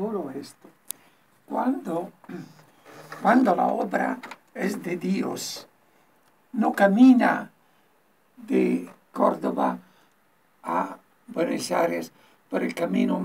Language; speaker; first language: Spanish; non-native, learner; Italian